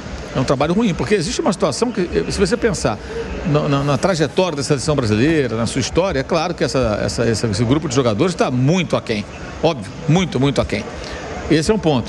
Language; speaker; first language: Portuguese; native; Portuguese